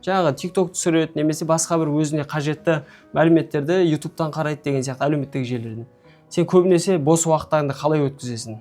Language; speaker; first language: Kazakh; native; Kazakh